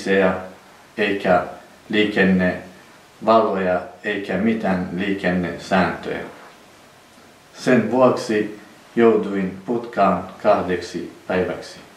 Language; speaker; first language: Finnish; non-native, fluent; Central Kurdish